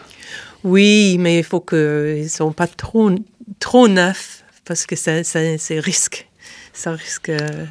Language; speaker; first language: French; non-native, fluent; English